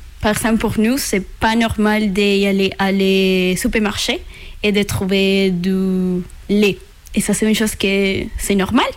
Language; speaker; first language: French; non-native, learner; Spanish